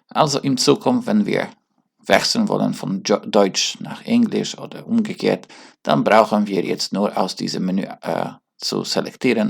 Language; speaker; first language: German; non-native, learner; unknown